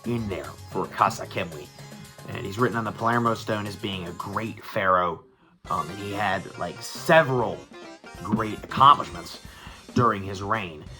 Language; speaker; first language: English; native; English